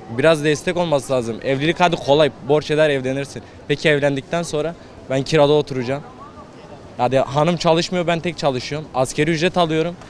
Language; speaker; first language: Turkish; native; Turkish